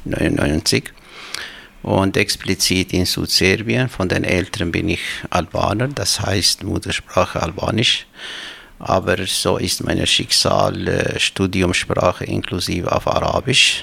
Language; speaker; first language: German; non-native, fluent; Albanian